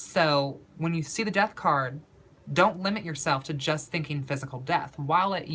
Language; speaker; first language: English; native; English